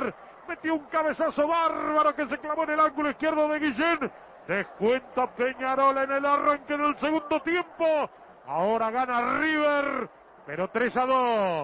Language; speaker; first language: Spanish; native; Spanish